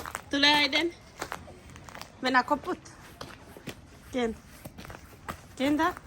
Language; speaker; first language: Finnish; non-native, learner; Kinyarwanda